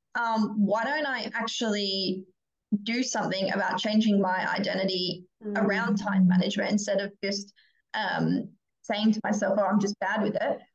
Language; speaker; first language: English; native; English